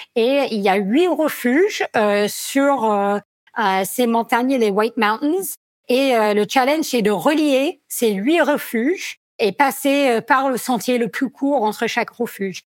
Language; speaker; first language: French; non-native, fluent; English